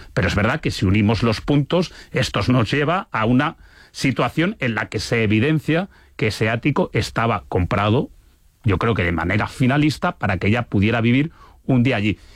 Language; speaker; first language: Spanish; native; Spanish